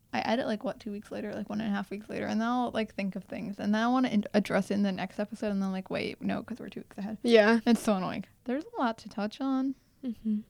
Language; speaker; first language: English; early bilingual, other home language; Telugu